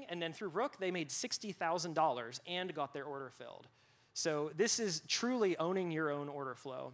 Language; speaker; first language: English; native; English